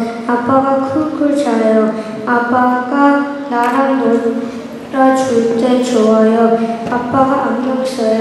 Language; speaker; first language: Korean; early bilingual, heritage; Korean